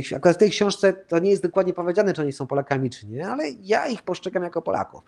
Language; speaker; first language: Polish; early bilingual, heritage; Polish